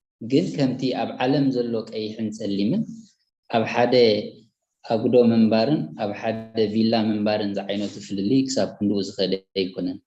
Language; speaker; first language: Tigrinya; native; Tigrinya